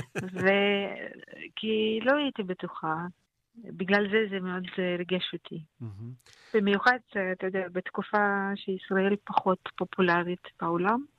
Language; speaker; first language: Hebrew; non-native, fluent; Russian